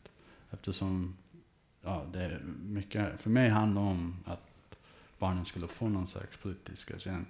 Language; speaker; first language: Swedish; early bilingual, heritage; English